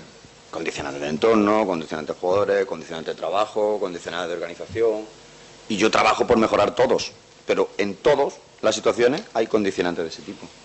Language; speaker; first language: Spanish; native; Spanish